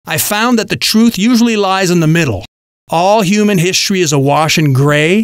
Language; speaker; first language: English; native; English